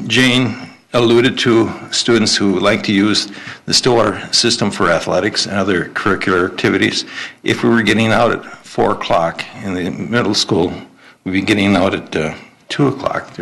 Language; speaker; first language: English; native; English